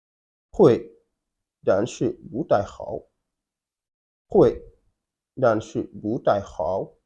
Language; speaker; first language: Chinese; non-native, fluent; Wolof